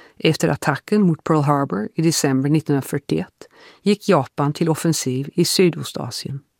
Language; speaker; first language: Swedish; early bilingual, heritage; Swedish